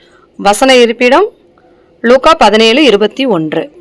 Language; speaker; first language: Tamil; native; Tamil